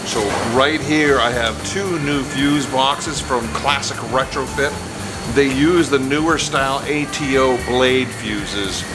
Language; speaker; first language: English; native; English